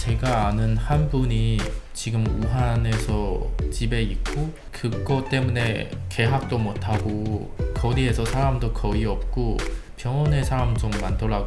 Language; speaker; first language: Korean; non-native, learner; Chinese